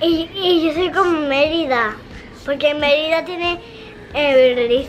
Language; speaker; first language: Spanish; early bilingual, heritage; English